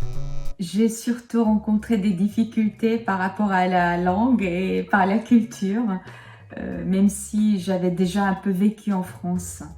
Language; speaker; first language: French; non-native, fluent; Korean